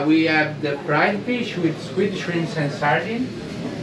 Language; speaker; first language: English; non-native, learner; Italian